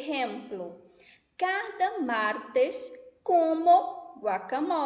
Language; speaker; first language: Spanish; non-native, fluent; Portuguese